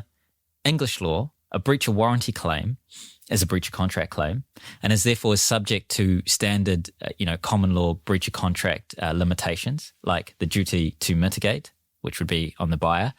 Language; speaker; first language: English; native; English